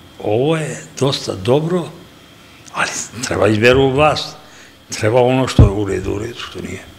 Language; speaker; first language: Serbian; native; Serbian